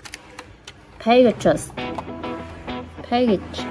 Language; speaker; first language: English; non-native, learner; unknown